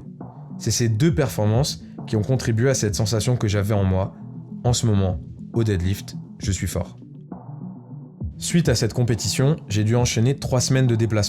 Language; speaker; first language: French; native; French